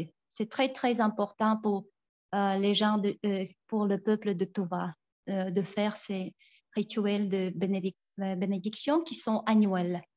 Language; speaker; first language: French; non-native, fluent; Tuvinian